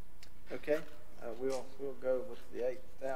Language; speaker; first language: English; native; English